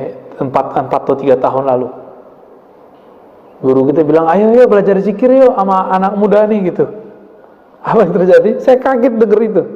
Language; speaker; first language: Indonesian; native; Indonesian